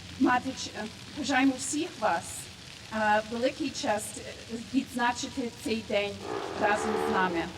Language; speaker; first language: Ukrainian; early bilingual, heritage; English